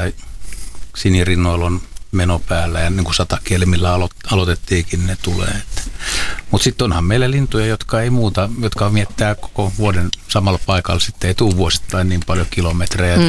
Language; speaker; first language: Finnish; native; Finnish